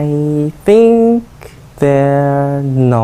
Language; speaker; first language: English; non-native, learner; Chinese